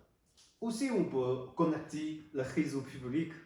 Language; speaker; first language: French; non-native, learner; Chinese